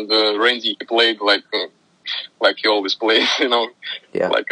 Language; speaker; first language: English; non-native, fluent; Russian